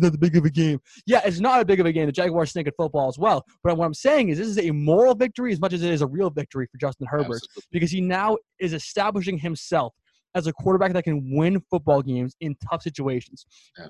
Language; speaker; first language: English; native; English